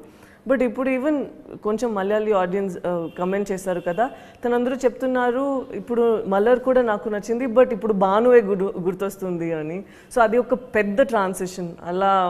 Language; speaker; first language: Telugu; non-native, fluent; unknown